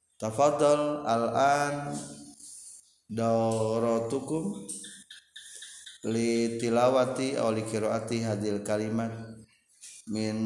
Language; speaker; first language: Arabic; non-native, fluent; Indonesian